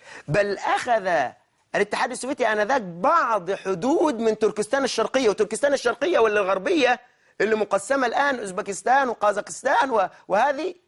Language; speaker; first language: Arabic; native; Arabic